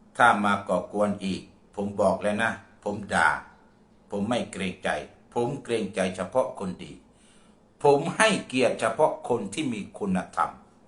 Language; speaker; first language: Thai; non-native, local second language; Malay